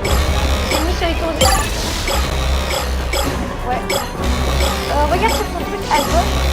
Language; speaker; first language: French; native; French